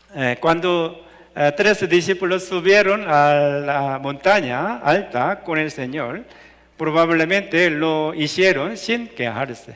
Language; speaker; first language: Spanish; non-native, fluent; Korean